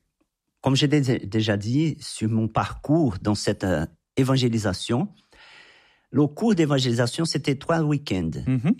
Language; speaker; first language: French; non-native, fluent; Portuguese